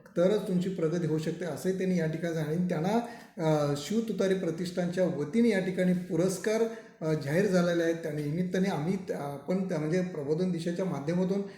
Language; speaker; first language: Marathi; native; Marathi